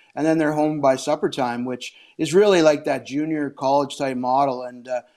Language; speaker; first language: English; native; English